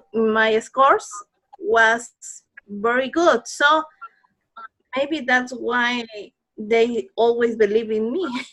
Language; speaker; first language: English; non-native, learner; Spanish